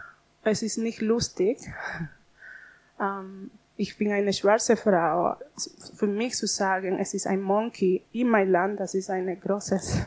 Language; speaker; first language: German; non-native, learner; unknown